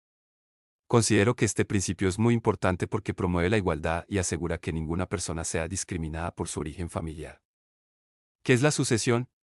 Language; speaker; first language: Spanish; native; Spanish